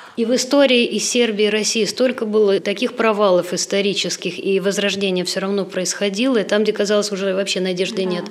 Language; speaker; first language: Russian; native; Russian